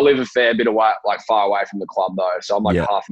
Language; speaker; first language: English; native; English